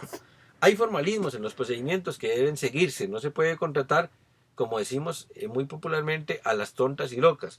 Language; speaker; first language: Spanish; native; Spanish